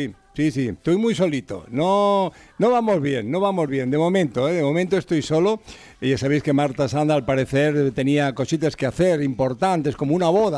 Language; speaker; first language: Spanish; native; Spanish